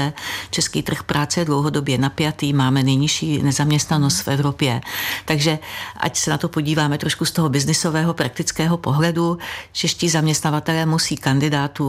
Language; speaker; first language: Czech; native; Czech